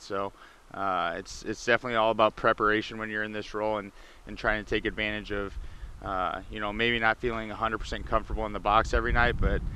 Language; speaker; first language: English; native; English